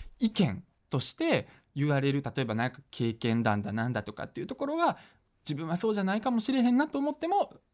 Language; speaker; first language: Japanese; early bilingual, other home language; Russian